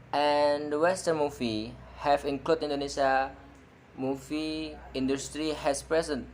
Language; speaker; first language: English; non-native, learner; Indonesian